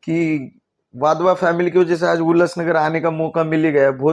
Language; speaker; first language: Hindi; non-native, local second language; Marathi